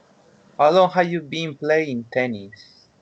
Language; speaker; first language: English; non-native, learner; Spanish